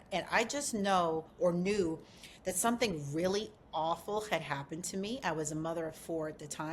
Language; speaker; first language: English; native; English